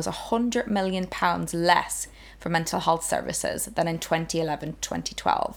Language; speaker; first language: English; native; English